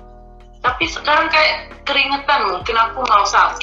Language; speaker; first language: Indonesian; early bilingual, heritage; German